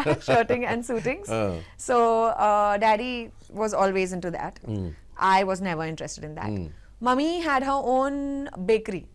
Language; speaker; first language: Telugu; non-native, fluent; Hindi